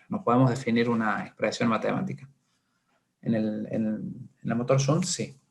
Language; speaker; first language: Spanish; native; Spanish